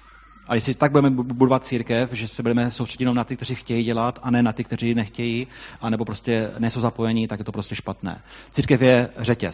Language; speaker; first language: Czech; native; Czech